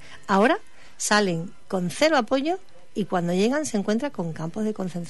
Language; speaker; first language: Spanish; native; Spanish